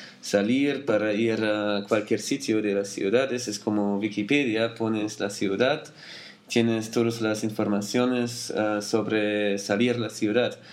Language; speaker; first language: Spanish; non-native, learner; German